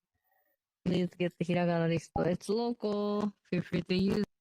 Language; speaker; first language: English; non-native, learner; Japanese